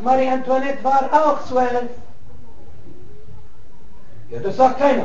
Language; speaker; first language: German; non-native, fluent; Arabic